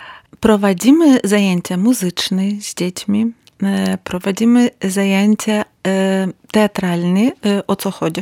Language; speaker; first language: Polish; non-native, learner; Ukrainian